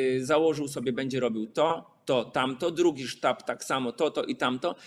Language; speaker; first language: Polish; native; Polish